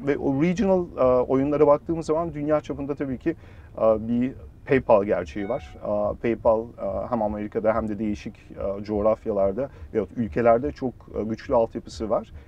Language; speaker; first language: Turkish; early bilingual, heritage; Turkish